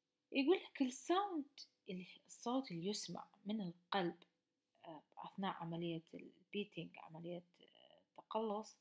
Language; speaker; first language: Arabic; native; Arabic